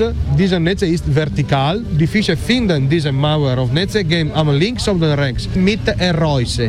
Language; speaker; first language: German; non-native, learner; Italian